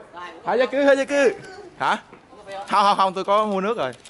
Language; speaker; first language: Vietnamese; native; Vietnamese